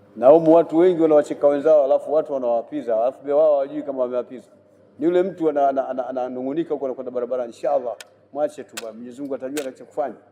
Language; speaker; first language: Swahili; native; Swahili